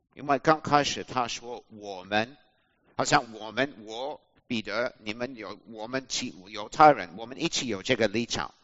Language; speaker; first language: Chinese; non-native, fluent; English